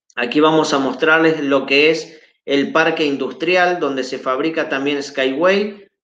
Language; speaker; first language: Spanish; native; Spanish